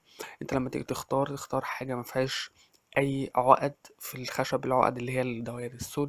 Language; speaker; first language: Arabic; native; Arabic